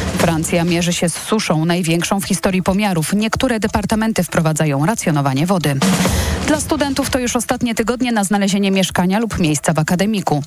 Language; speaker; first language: Polish; native; Polish